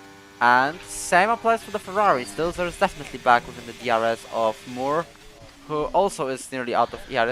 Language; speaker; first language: English; non-native, fluent; Polish